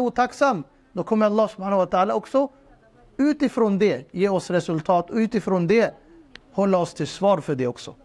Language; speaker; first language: Swedish; non-native, fluent; Urdu